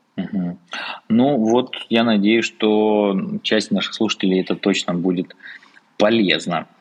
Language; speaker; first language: Russian; native; Russian